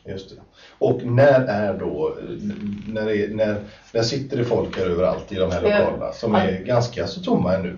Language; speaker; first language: Swedish; native; Swedish